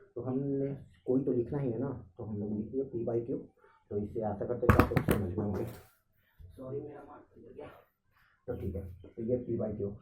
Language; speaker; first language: Hindi; native; Hindi